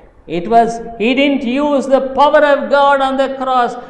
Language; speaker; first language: English; non-native, local second language; Tamil